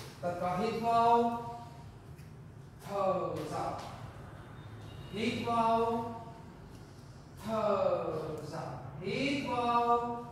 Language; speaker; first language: Vietnamese; non-native, learner; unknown